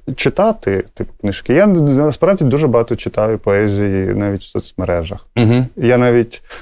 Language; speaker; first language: Ukrainian; native; Ukrainian